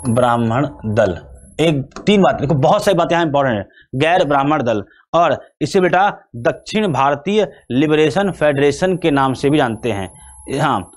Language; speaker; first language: Hindi; native; Hindi